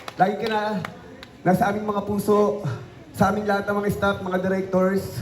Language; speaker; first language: Filipino; native; Filipino